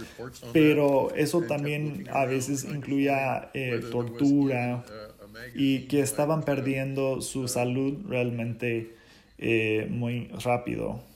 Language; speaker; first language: Spanish; non-native, fluent; English